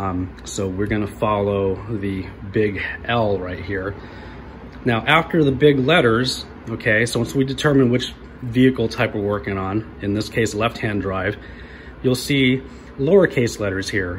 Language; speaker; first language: English; native; English